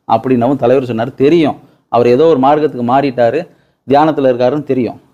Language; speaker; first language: Tamil; native; Tamil